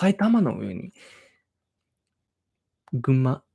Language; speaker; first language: Japanese; non-native, learner; English